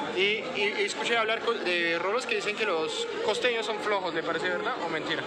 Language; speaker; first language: Spanish; non-native, fluent; French